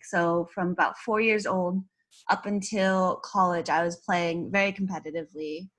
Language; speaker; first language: English; native; English